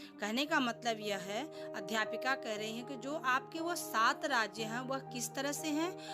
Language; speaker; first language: Hindi; non-native, local second language; Gujarati